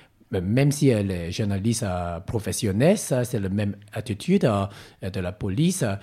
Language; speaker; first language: French; non-native, learner; Cantonese